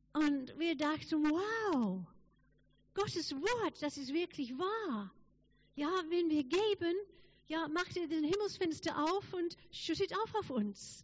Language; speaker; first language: German; non-native, fluent; English